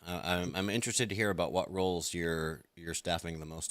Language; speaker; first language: English; native; English